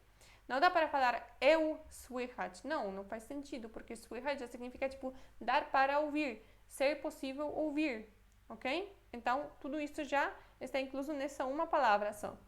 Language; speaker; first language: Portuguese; non-native, fluent; Polish